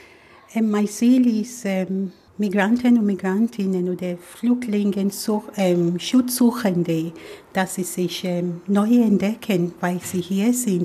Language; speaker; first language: German; non-native, fluent; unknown